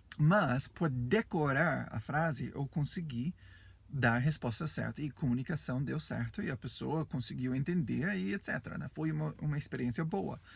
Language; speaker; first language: Portuguese; non-native, fluent; English